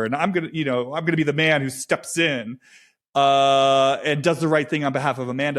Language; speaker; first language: English; native; English